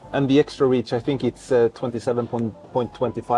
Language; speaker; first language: English; non-native, fluent; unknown